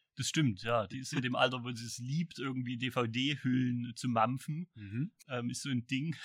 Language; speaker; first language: German; native; German